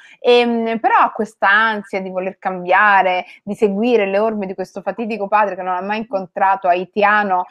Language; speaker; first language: Italian; early bilingual, other home language; Somali